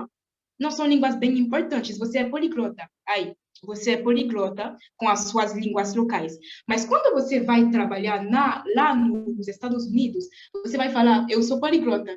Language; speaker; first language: Portuguese; non-native, fluent; French